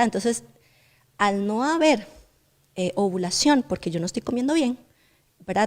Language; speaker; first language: Spanish; native; Spanish